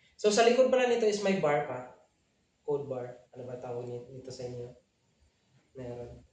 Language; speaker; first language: Filipino; non-native, local second language; Cebuano